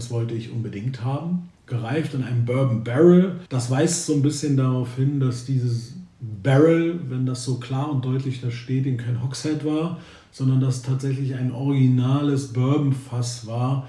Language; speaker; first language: German; native; German